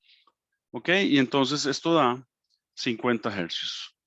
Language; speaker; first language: Spanish; native; Spanish